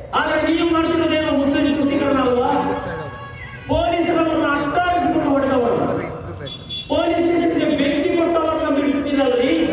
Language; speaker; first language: Kannada; non-native, local second language; Kodava